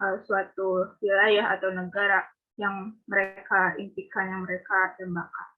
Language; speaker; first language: Indonesian; native; Indonesian